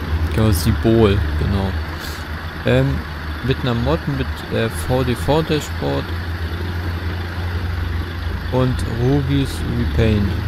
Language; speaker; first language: German; native; German